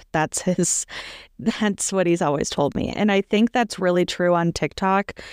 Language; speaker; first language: English; native; English